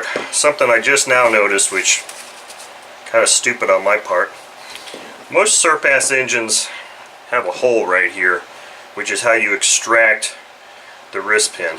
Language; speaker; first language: English; native; English